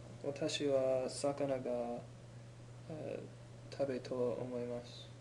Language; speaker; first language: Japanese; non-native, learner; English